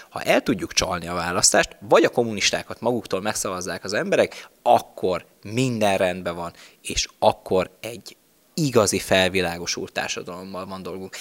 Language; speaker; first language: Hungarian; native; Hungarian